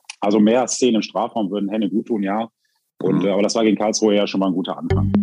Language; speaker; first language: German; native; German